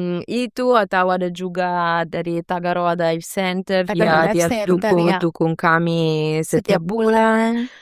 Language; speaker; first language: Indonesian; non-native, fluent; Italian